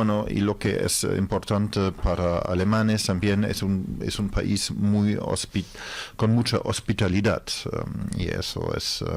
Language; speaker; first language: Spanish; non-native, fluent; German